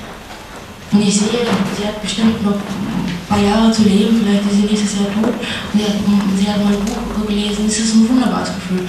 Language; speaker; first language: German; non-native, fluent; Russian